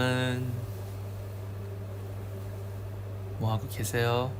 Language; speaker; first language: Korean; non-native, fluent; Chinese